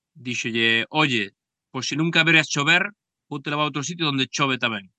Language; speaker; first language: Galician; native; Galician